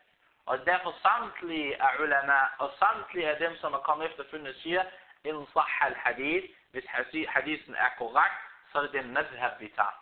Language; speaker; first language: Danish; non-native, fluent; Arabic